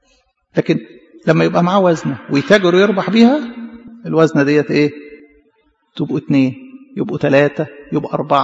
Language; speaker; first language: Arabic; native; Arabic